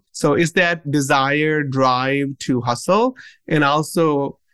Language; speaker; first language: English; non-native, local second language; Punjabi